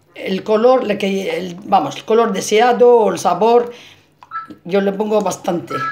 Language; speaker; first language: Spanish; non-native, fluent; Arabic